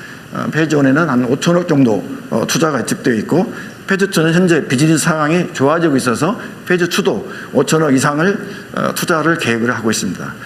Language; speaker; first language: Korean; native; Korean